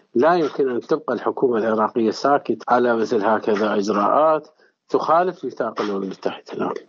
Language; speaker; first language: Arabic; native; Arabic